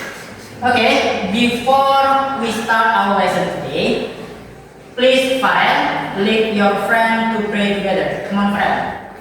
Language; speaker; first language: English; non-native, fluent; Indonesian